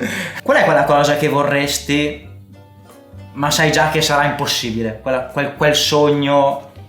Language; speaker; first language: Italian; native; Italian